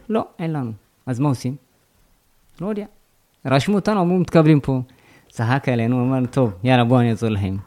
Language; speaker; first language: Hebrew; non-native, fluent; Amharic